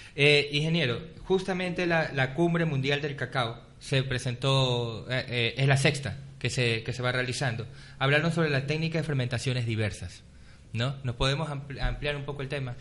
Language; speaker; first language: Spanish; native; Spanish